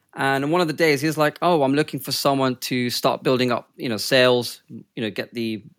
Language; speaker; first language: English; early bilingual, other home language; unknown